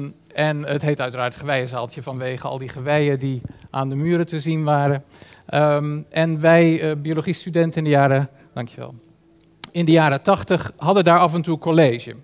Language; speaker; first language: Dutch; native; Dutch